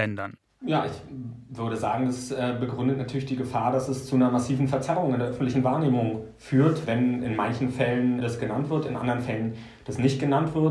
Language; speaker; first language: German; native; German